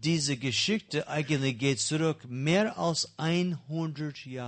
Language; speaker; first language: German; non-native, learner; English